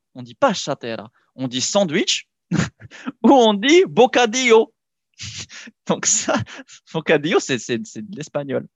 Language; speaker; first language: French; non-native, local second language; Arabic